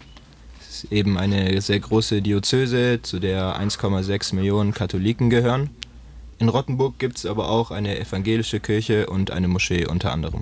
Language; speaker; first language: German; native; German